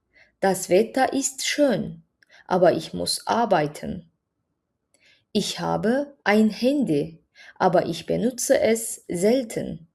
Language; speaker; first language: German; non-native, fluent; Azerbaijani